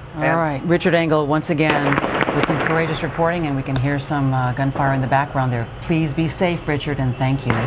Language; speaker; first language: English; native; English